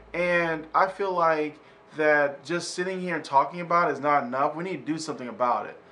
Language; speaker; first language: English; native; English